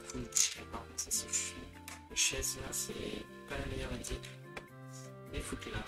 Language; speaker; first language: French; native; French